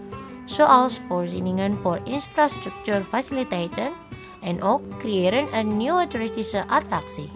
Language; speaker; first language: Dutch; non-native, fluent; Indonesian